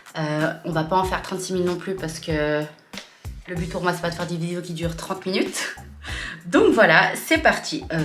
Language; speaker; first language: French; native; French